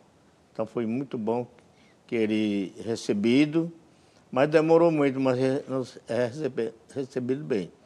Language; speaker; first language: Portuguese; non-native, local second language; Yanomámi